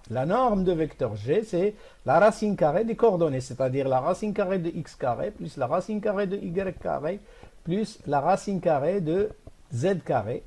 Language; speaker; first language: French; non-native, local second language; Arabic